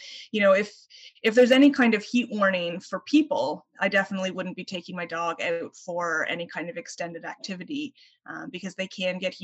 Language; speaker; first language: English; native; English